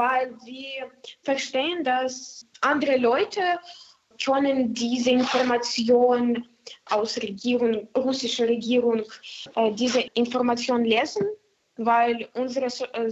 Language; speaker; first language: German; non-native, learner; Ukrainian